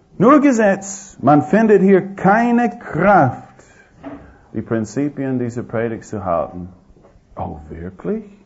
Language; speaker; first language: German; non-native, fluent; English